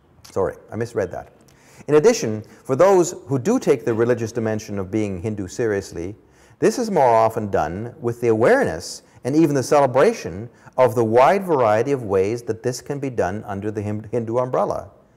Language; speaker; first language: English; early bilingual, other home language; German